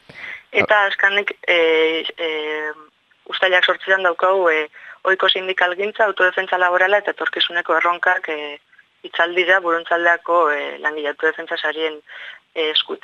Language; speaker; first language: Basque; native; Basque